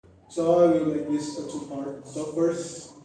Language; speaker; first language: English; non-native, learner; Indonesian